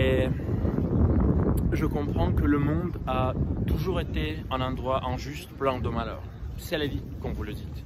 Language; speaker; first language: French; non-native, fluent; Russian